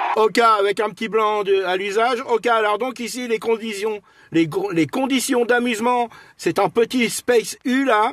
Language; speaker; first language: French; native; French